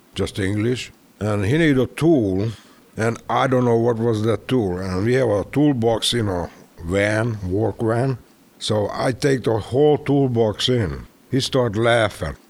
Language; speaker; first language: English; non-native, learner; Hungarian